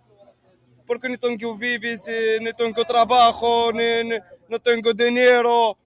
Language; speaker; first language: Spanish; non-native, learner; Arabic